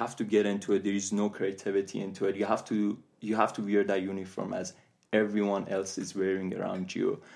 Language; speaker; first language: English; non-native, fluent; Persian